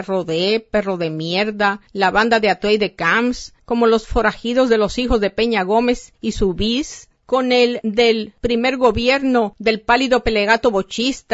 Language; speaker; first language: Spanish; native; Spanish